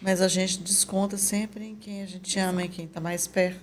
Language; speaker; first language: Portuguese; native; Portuguese